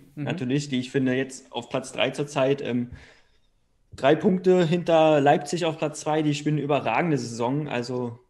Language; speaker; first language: German; native; German